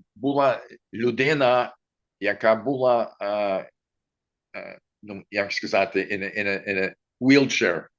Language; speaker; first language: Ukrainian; early bilingual, heritage; Ukrainian